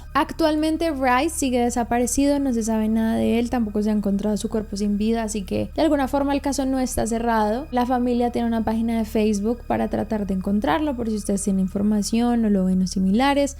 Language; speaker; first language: Spanish; native; Spanish